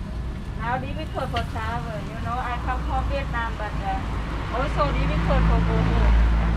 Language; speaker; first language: English; non-native, learner; Vietnamese